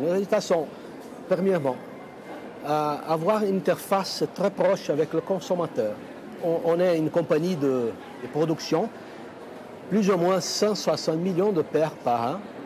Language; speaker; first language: French; non-native, fluent; Portuguese